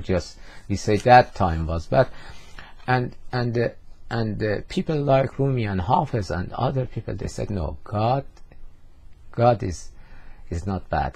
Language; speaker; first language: English; non-native, fluent; Persian